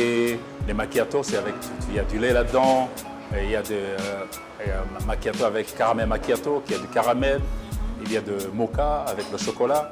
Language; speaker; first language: French; non-native, local second language; Kinyarwanda